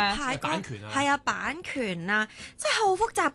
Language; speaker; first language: Cantonese; native; Cantonese